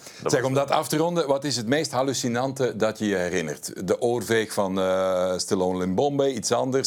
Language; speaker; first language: Dutch; native; Dutch